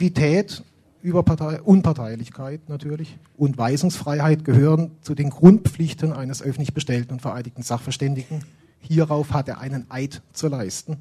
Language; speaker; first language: German; native; German